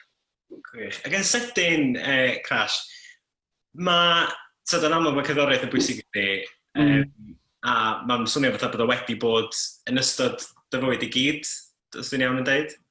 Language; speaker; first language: Welsh; native; Welsh